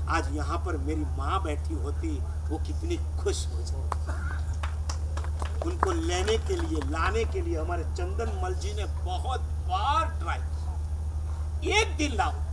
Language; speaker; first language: Hindi; non-native, local second language; Gujarati